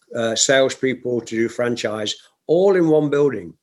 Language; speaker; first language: English; native; English